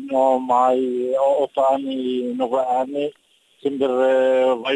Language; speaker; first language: Italian; non-native, learner; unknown